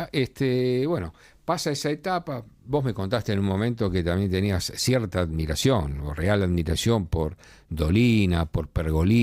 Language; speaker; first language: Spanish; native; Spanish